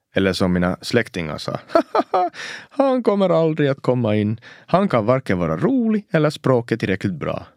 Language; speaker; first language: Swedish; native; Swedish